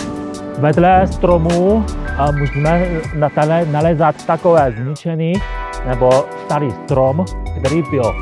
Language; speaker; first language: Czech; non-native, learner; Chinese